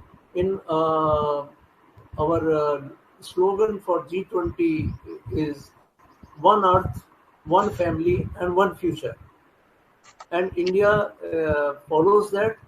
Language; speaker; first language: English; non-native, local second language; Hindi